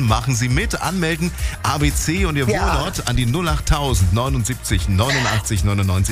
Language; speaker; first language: German; native; German